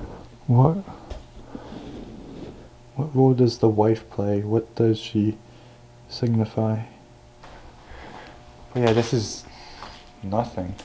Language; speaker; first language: English; native; English